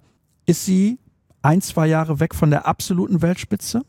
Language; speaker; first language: German; native; German